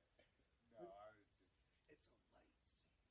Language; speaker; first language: English; native; English